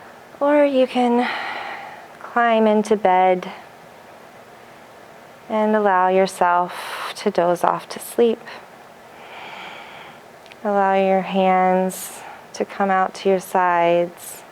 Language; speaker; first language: English; native; English